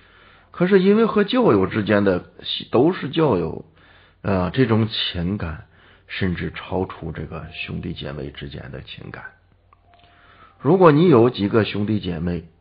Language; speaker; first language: Chinese; native; Chinese